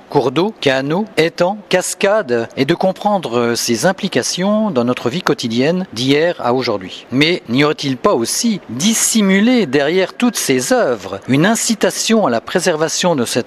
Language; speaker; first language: French; native; French